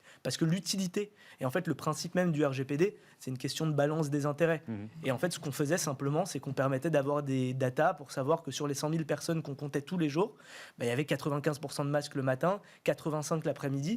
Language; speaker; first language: French; native; French